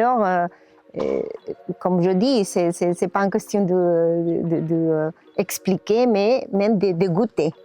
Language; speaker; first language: French; non-native, learner; Spanish